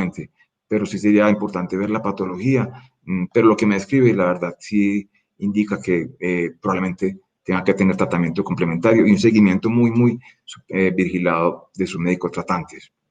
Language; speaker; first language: Spanish; native; Spanish